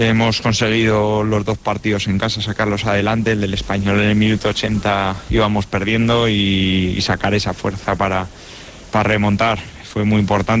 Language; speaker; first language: Spanish; native; Spanish